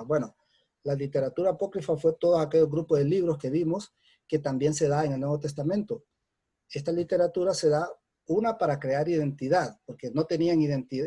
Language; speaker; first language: Spanish; native; Spanish